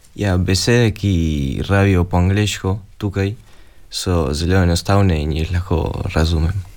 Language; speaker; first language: Slovenian; early bilingual, heritage; Spanish